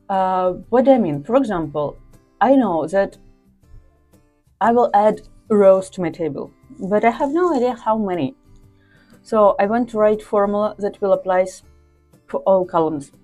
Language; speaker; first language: English; non-native, fluent; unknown